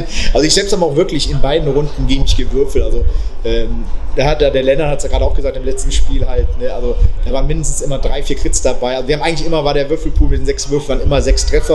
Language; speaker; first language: German; native; German